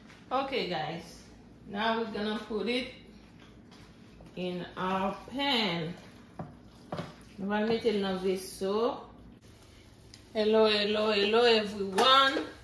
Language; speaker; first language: English; non-native, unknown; Haitian Creole